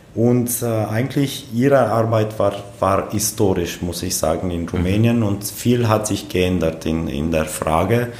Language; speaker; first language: German; non-native, fluent; Romanian